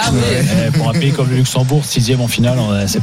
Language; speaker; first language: French; native; French